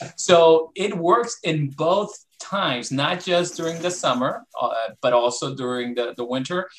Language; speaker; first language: English; non-native, fluent; Spanish